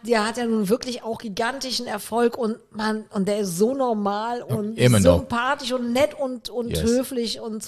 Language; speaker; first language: German; native; German